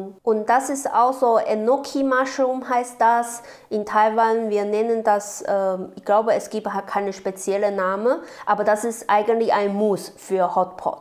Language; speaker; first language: German; non-native, learner; Chinese